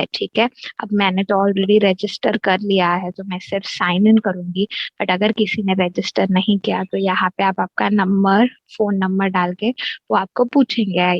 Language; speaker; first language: Hindi; native; Hindi